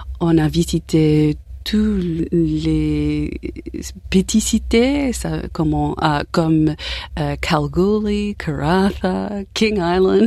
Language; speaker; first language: French; non-native, learner; English